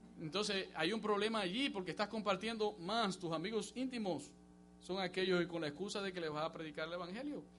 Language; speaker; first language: Spanish; native; Spanish